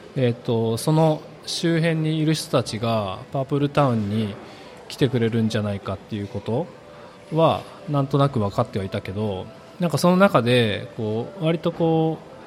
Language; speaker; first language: Japanese; native; Japanese